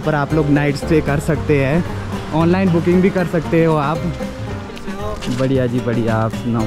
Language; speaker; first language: Hindi; non-native, local second language; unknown